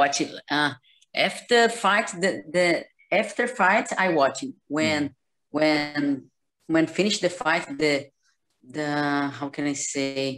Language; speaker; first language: English; non-native, learner; Portuguese